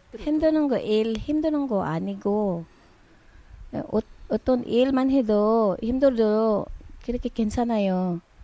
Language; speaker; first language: Korean; non-native, learner; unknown